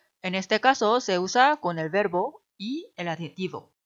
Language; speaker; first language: Spanish; non-native, fluent; Korean